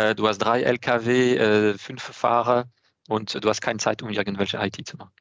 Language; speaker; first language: German; non-native, fluent; French